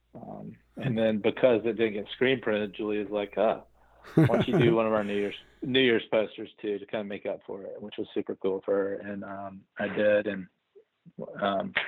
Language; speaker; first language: English; native; English